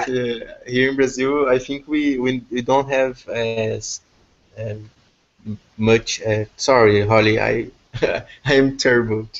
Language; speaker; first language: English; non-native, learner; Portuguese